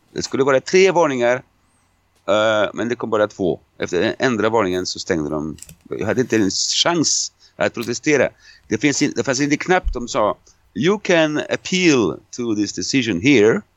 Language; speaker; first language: Swedish; non-native, fluent; Italian